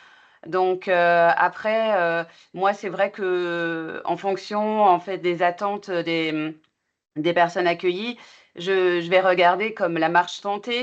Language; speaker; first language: French; native; French